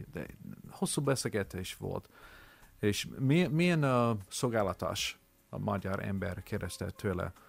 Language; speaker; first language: Hungarian; non-native, learner; English